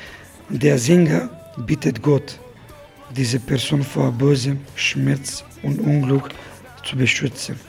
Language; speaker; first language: German; non-native, learner; Macedonian